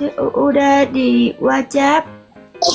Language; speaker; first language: Indonesian; non-native, learner; Vietnamese